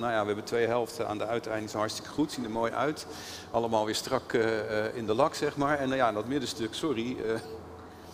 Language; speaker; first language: Dutch; native; Dutch